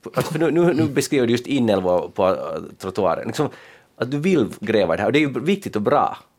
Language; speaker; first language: Swedish; native; Swedish